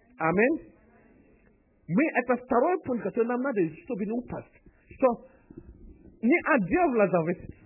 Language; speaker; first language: Russian; non-native, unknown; English